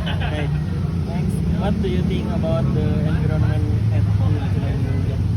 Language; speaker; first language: English; non-native, learner; Indonesian